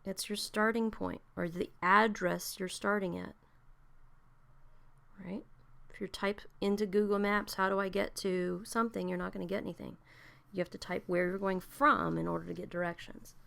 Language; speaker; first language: English; native; English